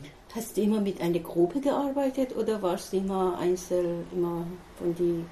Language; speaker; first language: German; non-native, learner; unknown